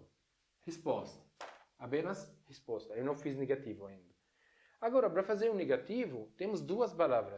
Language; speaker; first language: Portuguese; non-native, fluent; Arabic